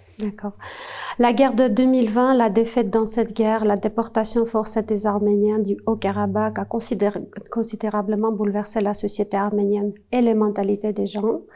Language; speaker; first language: French; non-native, fluent; Armenian